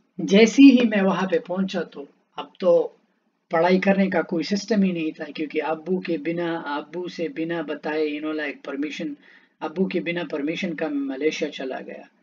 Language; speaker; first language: Urdu; non-native, local second language; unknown